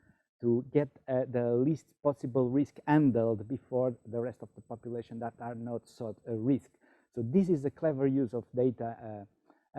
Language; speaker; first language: English; non-native, fluent; Portuguese